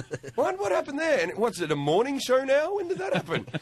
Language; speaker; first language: English; native; English